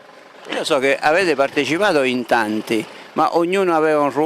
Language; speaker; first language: Italian; native; Italian